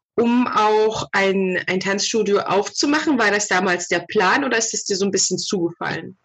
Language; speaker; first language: German; non-native, fluent; Russian